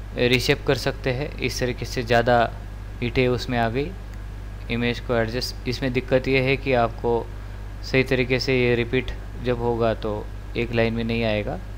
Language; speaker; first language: Hindi; non-native, local second language; Marathi